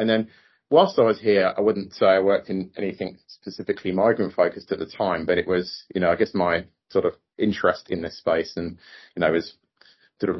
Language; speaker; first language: English; native; English